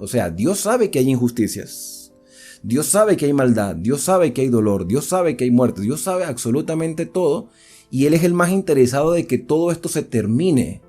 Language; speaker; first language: Spanish; native; Spanish